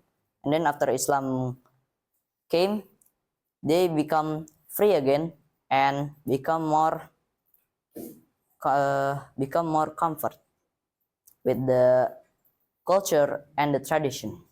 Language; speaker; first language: English; non-native, learner; Indonesian